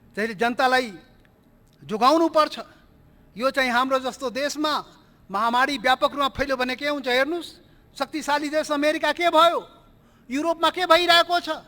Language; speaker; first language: Nepali; non-native, local second language; Maithili